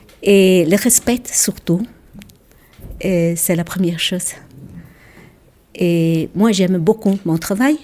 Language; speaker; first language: French; non-native, local second language; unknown